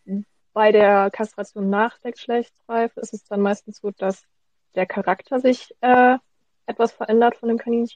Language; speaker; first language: German; native; German